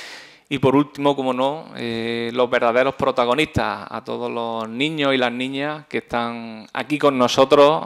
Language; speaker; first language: Spanish; native; Spanish